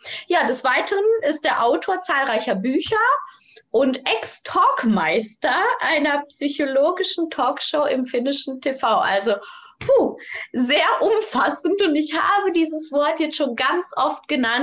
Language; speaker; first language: German; native; German